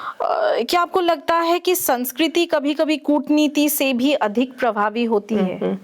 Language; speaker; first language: Hindi; native; Hindi